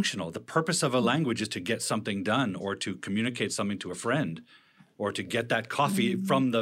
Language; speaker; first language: English; native; English